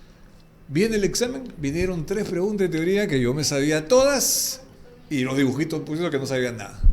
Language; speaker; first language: Spanish; native; Spanish